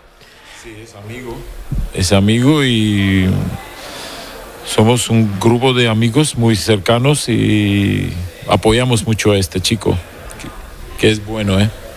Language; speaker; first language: Spanish; non-native, fluent; Georgian